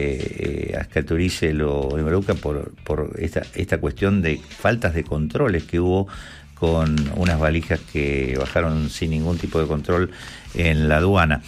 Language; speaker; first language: Spanish; native; Spanish